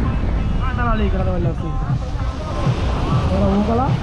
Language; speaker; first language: Spanish; native; Spanish